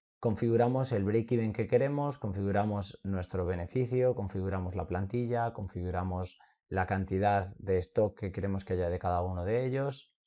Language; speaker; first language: Spanish; native; Spanish